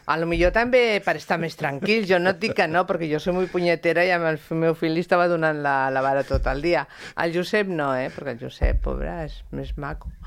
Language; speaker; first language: Catalan; non-native, local second language; Spanish